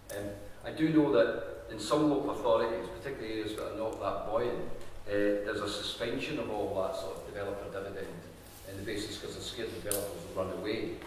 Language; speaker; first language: English; native; English